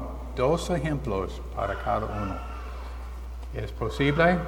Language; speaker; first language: Spanish; non-native, learner; English